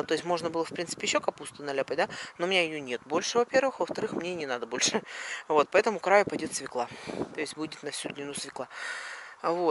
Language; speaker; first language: Russian; native; Russian